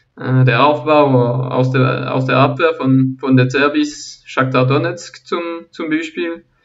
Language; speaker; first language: German; non-native, local second language; French